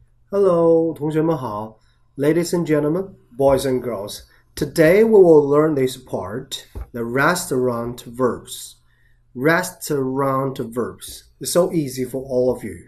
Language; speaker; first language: English; non-native, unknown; Chinese